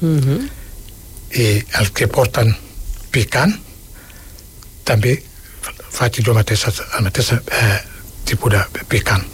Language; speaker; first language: Catalan; non-native, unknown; Wolof